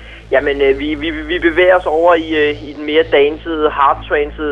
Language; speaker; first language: Danish; native; Danish